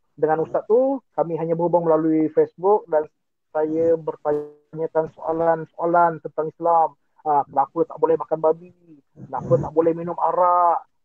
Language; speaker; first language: Malay; non-native, local second language; Iban